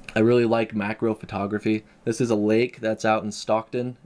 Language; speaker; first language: English; native; English